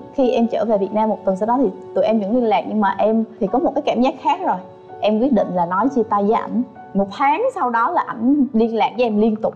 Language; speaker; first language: Vietnamese; native; Vietnamese